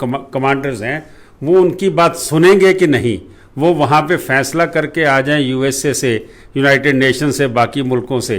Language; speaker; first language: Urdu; non-native, local second language; Punjabi